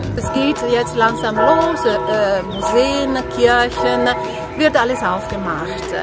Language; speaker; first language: German; non-native, fluent; Italian